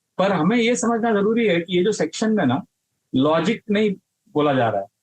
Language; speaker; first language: Hindi; non-native, local second language; Marathi